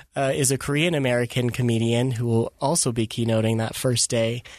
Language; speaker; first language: English; early bilingual, other home language; Filipino